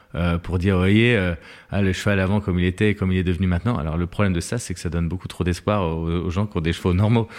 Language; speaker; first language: French; native; French